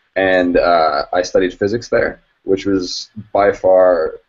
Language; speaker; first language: English; native; English